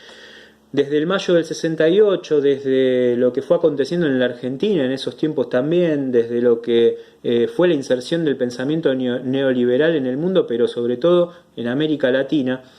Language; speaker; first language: Spanish; native; Spanish